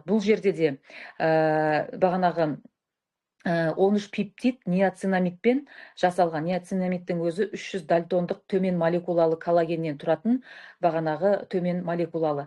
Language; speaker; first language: Kazakh; native; Kazakh